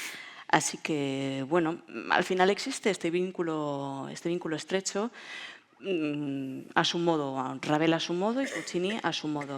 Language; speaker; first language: Spanish; native; Spanish